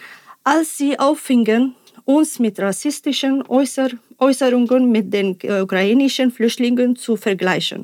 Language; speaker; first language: German; non-native, fluent; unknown